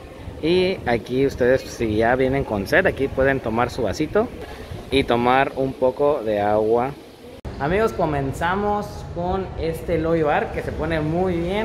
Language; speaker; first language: Spanish; native; Spanish